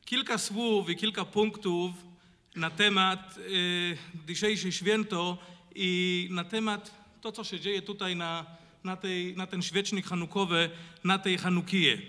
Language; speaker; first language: Polish; non-native, learner; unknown